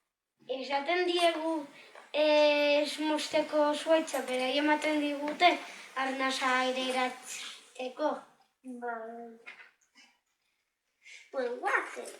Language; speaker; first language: Basque; non-native, local second language; Spanish